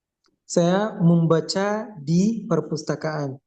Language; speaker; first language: Indonesian; non-native, learner; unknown